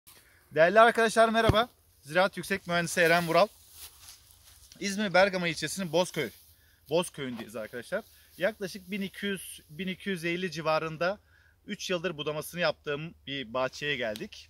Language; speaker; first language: Turkish; native; Turkish